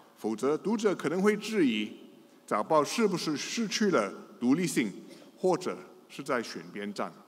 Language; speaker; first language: Chinese; non-native, local second language; English